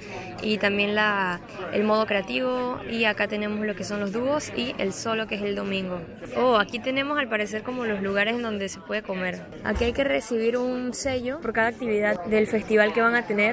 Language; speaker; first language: Spanish; native; Spanish